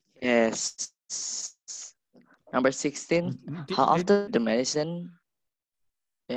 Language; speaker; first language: English; non-native, learner; Indonesian